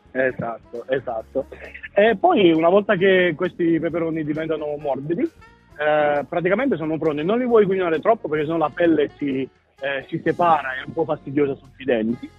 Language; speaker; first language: Italian; native; Italian